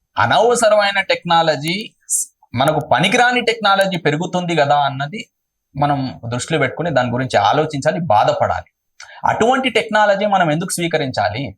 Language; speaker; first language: Telugu; non-native, local second language; Urdu